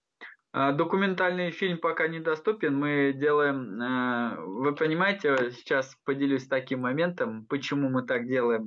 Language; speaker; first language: Russian; non-native, local second language; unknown